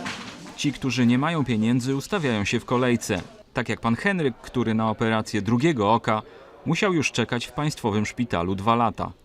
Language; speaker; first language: Polish; native; Polish